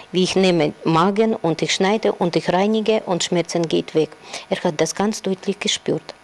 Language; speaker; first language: German; non-native, learner; Russian